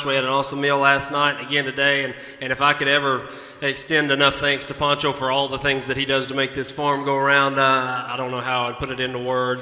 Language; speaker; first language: English; native; English